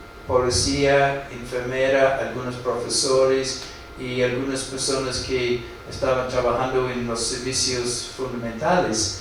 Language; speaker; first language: Spanish; non-native, fluent; English